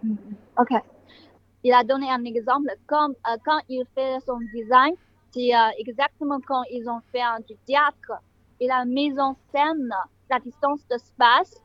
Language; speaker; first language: French; non-native, learner; Chinese